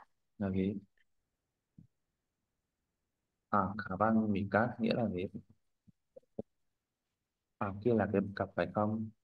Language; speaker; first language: Vietnamese; native; Vietnamese